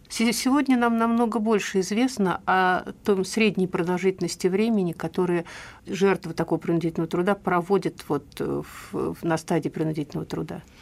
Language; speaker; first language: Russian; native; Russian